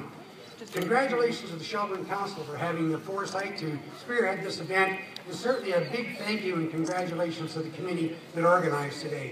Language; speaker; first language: English; native; English